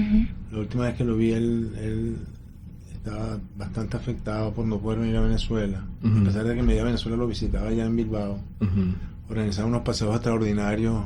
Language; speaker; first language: Spanish; native; Spanish